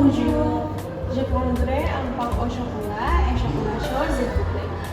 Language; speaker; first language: French; non-native, learner; Indonesian